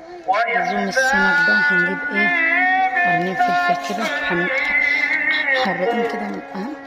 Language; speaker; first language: Arabic; native; Arabic